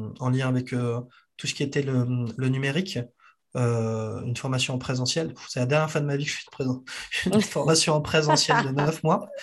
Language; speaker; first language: French; native; French